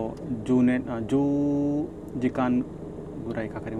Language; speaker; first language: Japanese; non-native, learner; Hindi